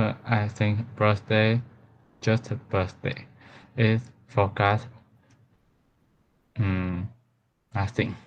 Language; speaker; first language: English; non-native, learner; Chinese